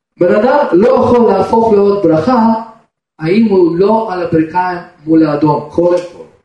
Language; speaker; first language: Hebrew; non-native, fluent; Russian